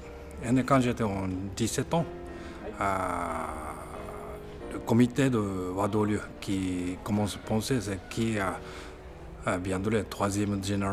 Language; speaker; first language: French; non-native, learner; Japanese